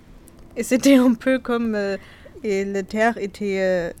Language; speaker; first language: French; non-native, learner; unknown